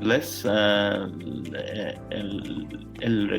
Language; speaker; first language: Spanish; non-native, learner; English